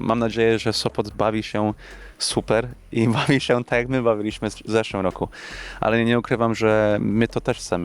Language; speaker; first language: Polish; early bilingual, heritage; English